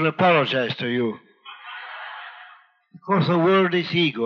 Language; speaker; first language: English; non-native, fluent; Spanish